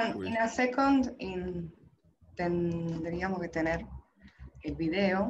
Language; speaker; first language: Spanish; non-native, fluent; Italian